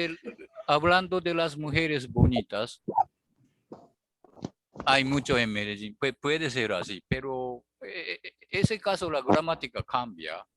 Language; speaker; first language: Spanish; non-native, learner; Japanese